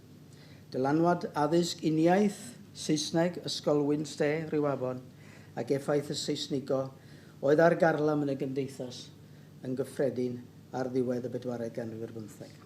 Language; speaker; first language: Welsh; native; Welsh